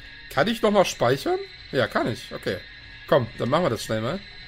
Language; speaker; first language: German; native; German